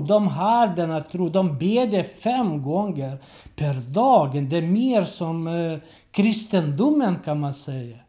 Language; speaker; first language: Swedish; non-native, learner; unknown